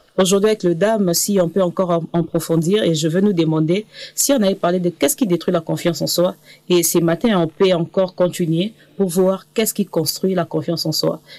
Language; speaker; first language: French; native; French